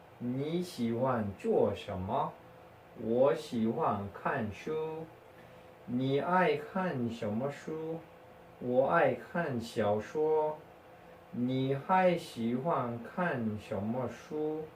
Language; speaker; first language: Chinese; non-native, fluent; Korean